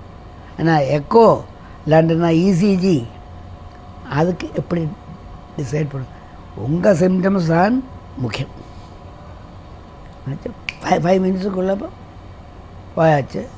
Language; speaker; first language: Tamil; non-native, local second language; Malayalam